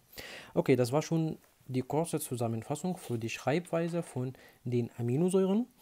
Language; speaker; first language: German; non-native, fluent; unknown